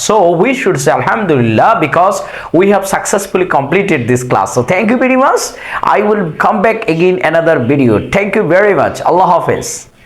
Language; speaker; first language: English; non-native, local second language; Bangla